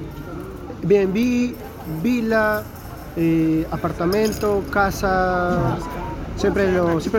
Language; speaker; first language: Italian; non-native, learner; Spanish